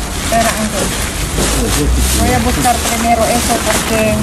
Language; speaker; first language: Spanish; non-native, learner; Filipino